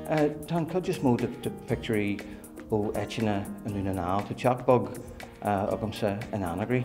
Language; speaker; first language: Irish; non-native, learner; English